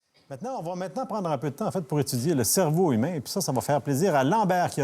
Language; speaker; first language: French; native; French